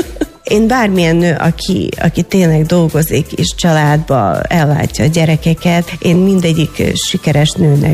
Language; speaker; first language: Hungarian; non-native, fluent; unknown